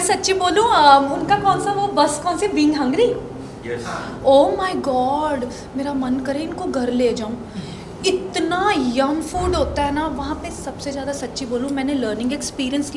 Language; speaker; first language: Hindi; non-native, local second language; Punjabi